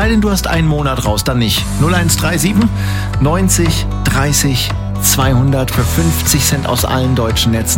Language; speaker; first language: German; native; German